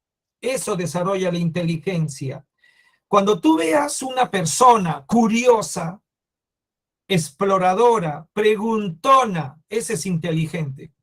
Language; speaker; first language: Spanish; native; Spanish